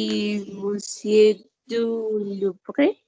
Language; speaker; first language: French; non-native, learner; Spanish